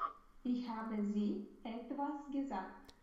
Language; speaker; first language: German; non-native, learner; Romanian